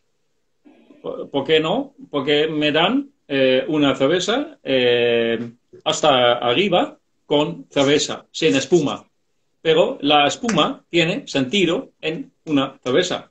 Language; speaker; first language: Spanish; non-native, fluent; Dutch